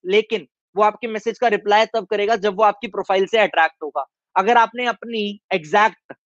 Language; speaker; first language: Hindi; native; Hindi